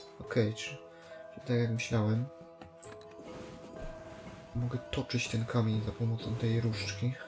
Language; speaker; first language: Polish; native; Polish